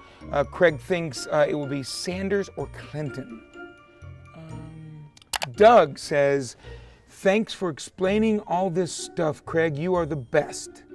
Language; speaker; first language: English; native; English